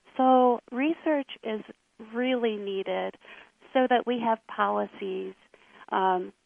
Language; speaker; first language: English; native; English